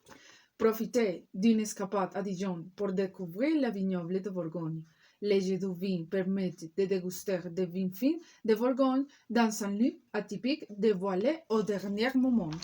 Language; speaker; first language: French; non-native, learner; Spanish